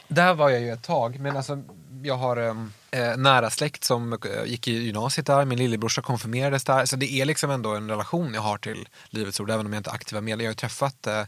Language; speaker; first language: Swedish; early bilingual, other home language; Serbian